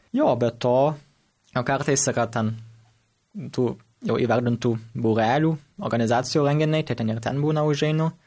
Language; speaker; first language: Lithuanian; early bilingual, heritage; Lithuanian